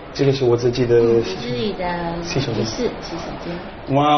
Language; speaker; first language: Chinese; non-native, learner; English